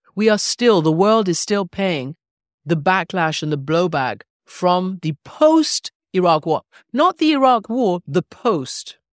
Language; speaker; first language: English; early bilingual, other home language; Persian